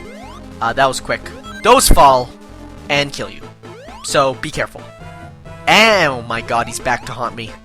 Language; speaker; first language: English; native; English